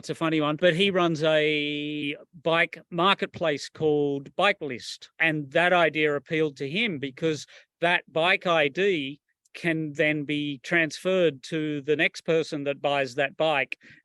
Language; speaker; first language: English; native; English